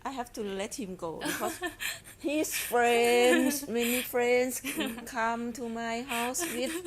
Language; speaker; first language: English; non-native, learner; Thai